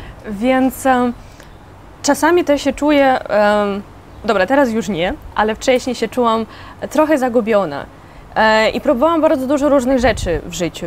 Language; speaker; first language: Polish; non-native, fluent; Ukrainian